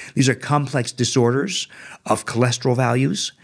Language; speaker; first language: English; native; English